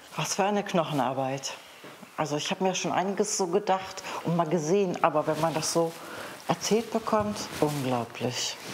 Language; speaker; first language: German; native; German